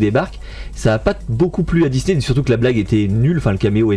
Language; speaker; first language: French; native; French